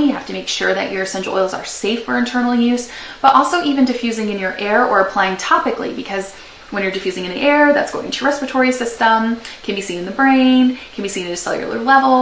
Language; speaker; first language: English; native; English